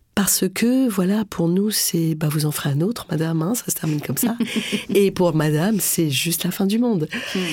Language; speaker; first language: French; non-native, local second language; Arabic